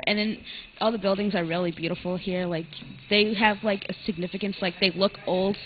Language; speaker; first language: English; native; English